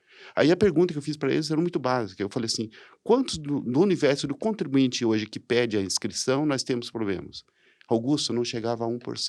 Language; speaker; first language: Portuguese; native; Portuguese